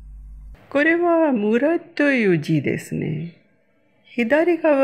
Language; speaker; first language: Japanese; non-native, fluent; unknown